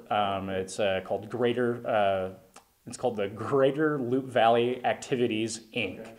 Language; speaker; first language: English; native; English